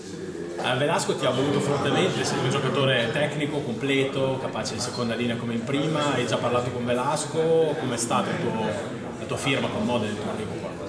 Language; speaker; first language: Italian; native; Italian